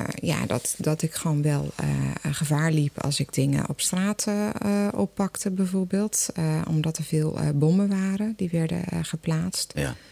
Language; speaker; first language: Dutch; non-native, fluent; Portuguese